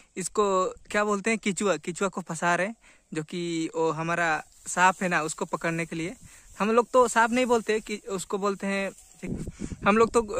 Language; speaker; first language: Hindi; non-native, local second language; Santali